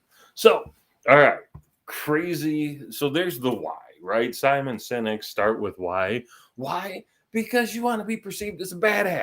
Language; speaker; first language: English; native; English